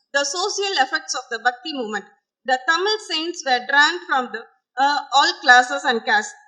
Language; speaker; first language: English; non-native, local second language; Tamil